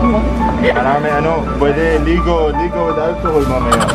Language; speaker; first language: Filipino; non-native, learner; Arabic